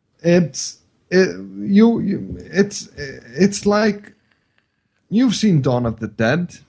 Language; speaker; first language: English; non-native, fluent; Icelandic